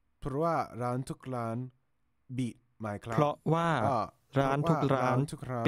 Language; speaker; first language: Thai; non-native, learner; English